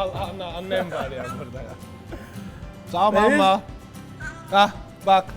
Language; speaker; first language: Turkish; non-native, fluent; Italian